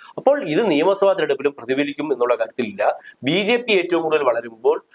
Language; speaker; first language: Malayalam; native; Malayalam